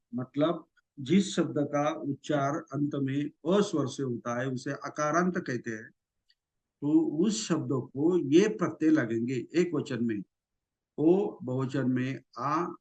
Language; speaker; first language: Hindi; non-native, local second language; Marathi